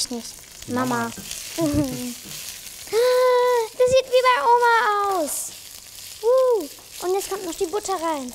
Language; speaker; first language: German; native; German